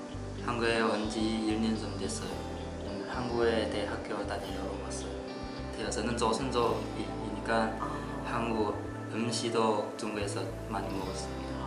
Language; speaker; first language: Korean; non-native, learner; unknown